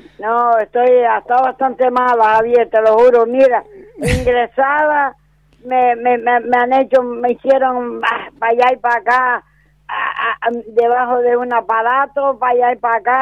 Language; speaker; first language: Spanish; native; Spanish